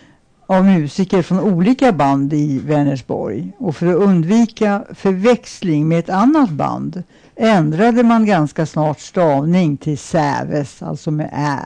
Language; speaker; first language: Swedish; native; Swedish